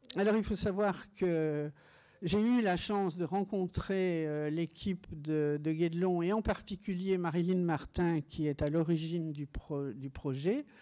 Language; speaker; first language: French; native; French